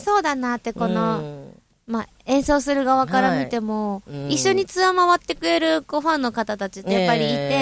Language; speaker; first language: Japanese; native; Japanese